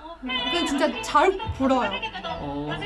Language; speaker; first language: Korean; non-native, learner; Chinese